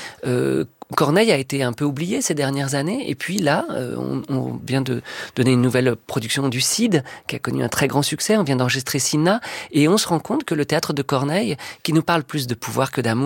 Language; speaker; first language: French; native; French